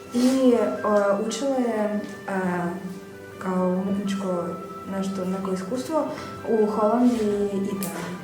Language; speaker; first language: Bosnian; non-native, learner; Russian